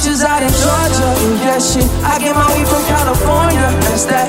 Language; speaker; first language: English; native; English